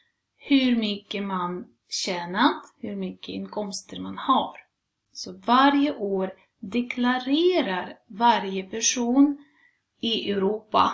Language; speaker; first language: Swedish; non-native, fluent; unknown